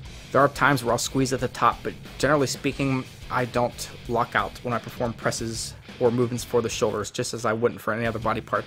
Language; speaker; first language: English; native; English